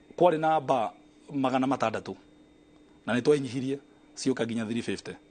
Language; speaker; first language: Kikuyu; native; Kikuyu